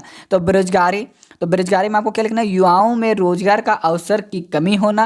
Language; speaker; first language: Hindi; native; Hindi